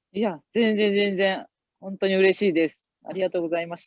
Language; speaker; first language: Japanese; native; Japanese